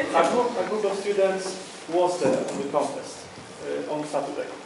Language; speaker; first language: English; non-native, learner; Polish